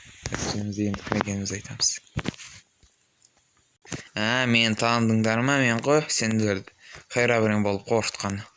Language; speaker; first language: Kazakh; native; Kazakh